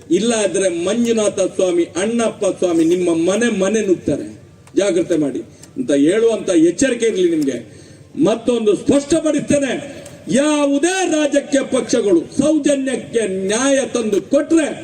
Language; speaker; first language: Kannada; non-native, local second language; Tulu